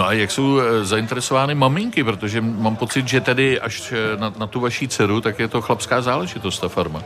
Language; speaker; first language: Czech; native; Czech